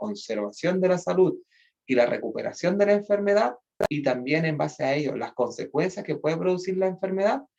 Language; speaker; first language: Spanish; native; Spanish